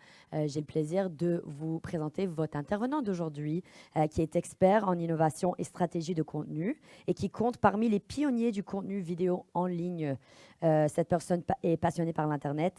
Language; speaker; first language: French; native; French